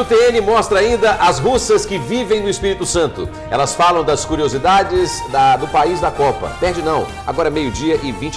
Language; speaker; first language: Portuguese; native; Portuguese